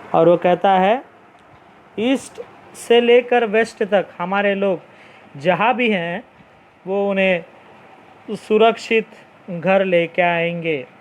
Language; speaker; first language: Hindi; non-native, local second language; Telugu